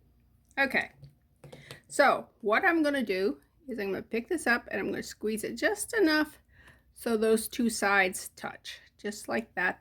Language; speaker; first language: English; native; English